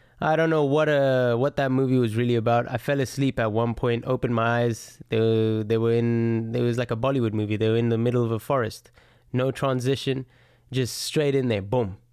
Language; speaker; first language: English; native; English